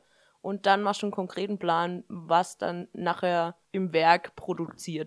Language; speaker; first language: German; native; German